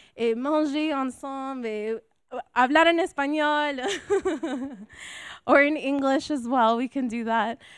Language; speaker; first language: French; non-native, fluent; English